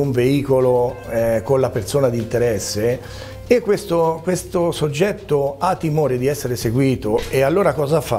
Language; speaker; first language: Italian; native; Italian